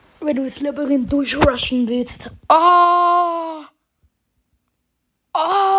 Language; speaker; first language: German; native; German